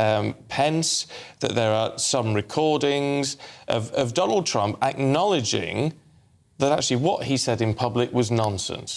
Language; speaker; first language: English; native; English